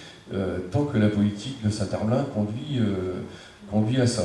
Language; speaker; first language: French; native; French